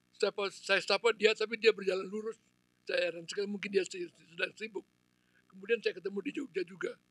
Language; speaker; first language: Indonesian; non-native, local second language; Balinese